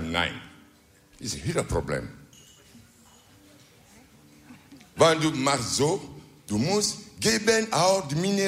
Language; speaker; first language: Dutch; non-native, learner; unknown